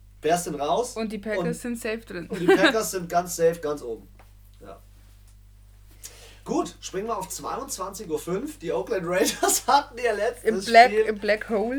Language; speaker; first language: German; native; German